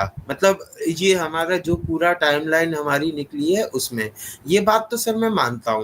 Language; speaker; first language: Hindi; native; Hindi